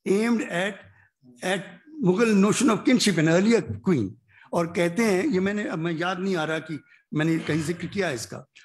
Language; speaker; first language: Hindi; native; Hindi